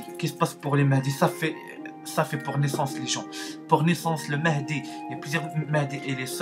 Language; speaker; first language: French; non-native, learner; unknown